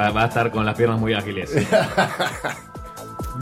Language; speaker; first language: Spanish; native; Spanish